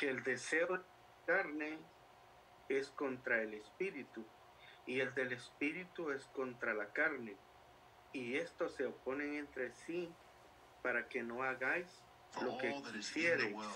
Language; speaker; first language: Spanish; native; Spanish